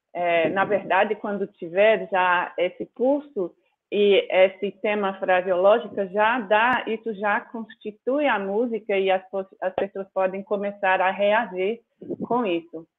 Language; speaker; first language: Portuguese; non-native, fluent; English